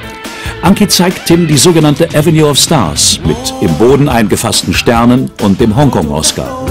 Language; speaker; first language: German; native; German